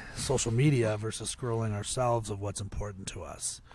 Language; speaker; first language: English; native; English